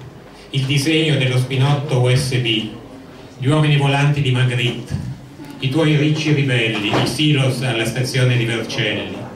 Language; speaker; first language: Italian; native; Italian